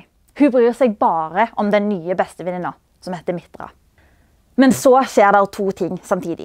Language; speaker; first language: Norwegian; native; Norwegian